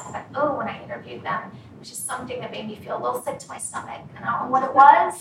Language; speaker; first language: English; native; English